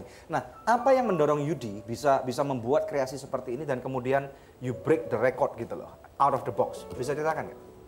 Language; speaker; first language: Indonesian; native; Indonesian